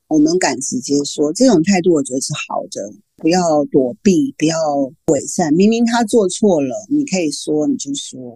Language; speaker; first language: Chinese; non-native, local second language; Min Nan Chinese